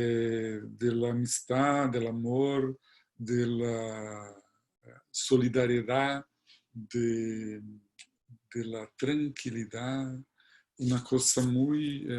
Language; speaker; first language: Spanish; non-native, fluent; Portuguese